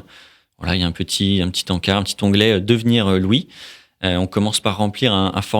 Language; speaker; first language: French; native; French